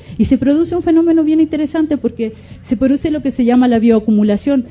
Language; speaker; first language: Spanish; native; Spanish